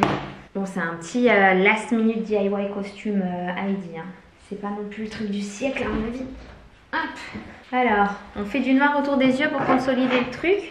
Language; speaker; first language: French; native; French